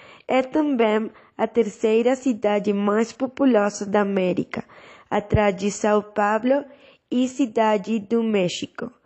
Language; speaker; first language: Portuguese; non-native, learner; Spanish